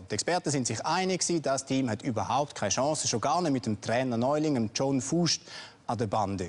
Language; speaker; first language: German; native; German